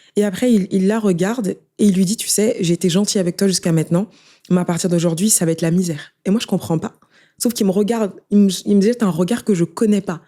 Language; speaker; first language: French; early bilingual, other home language; Haitian Creole